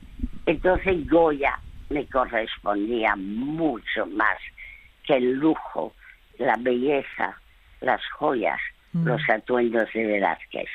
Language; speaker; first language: Spanish; early bilingual, other home language; French